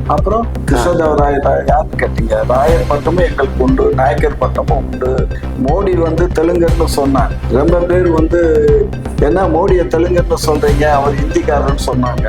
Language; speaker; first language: Tamil; non-native, local second language; Telugu